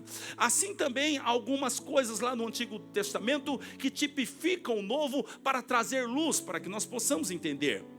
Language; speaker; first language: Portuguese; native; Portuguese